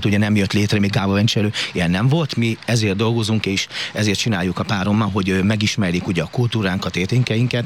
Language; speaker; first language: Hungarian; native; Hungarian